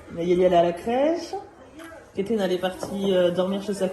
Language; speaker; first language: French; native; French